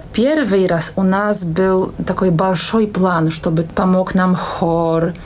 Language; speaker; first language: Russian; non-native, fluent; Polish